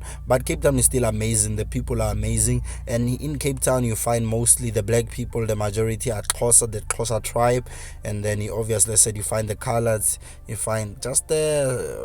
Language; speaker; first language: English; non-native, local second language; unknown